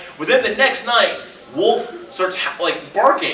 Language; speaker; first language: English; native; English